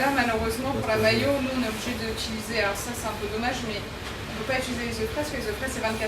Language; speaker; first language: French; native; French